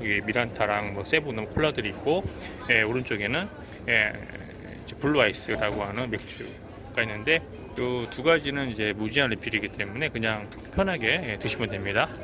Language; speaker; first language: Korean; native; Korean